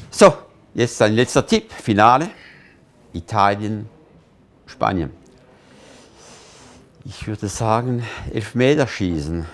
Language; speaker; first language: German; non-native, fluent; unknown